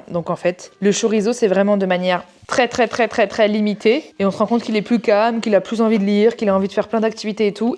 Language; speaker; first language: French; native; French